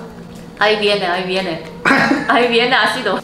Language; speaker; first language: Spanish; non-native, learner; Korean